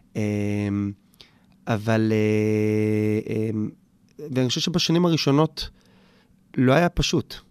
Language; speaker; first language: Hebrew; native; Hebrew